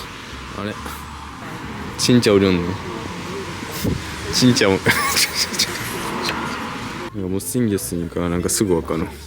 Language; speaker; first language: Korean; non-native, fluent; Japanese